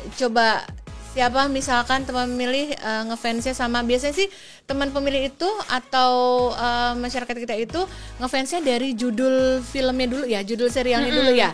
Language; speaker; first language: Indonesian; native; Indonesian